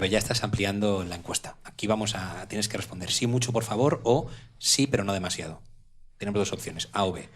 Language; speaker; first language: Spanish; native; Spanish